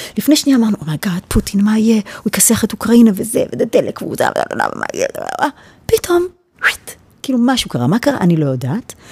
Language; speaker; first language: Hebrew; early bilingual, heritage; Hebrew